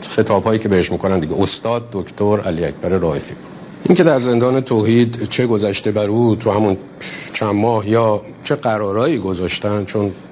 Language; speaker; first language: Persian; native; Persian